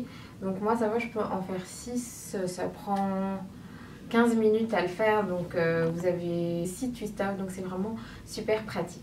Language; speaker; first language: French; native; French